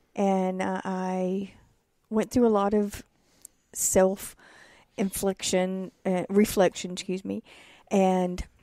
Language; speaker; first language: English; native; English